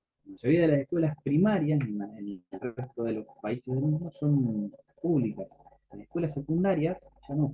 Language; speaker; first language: Spanish; native; Spanish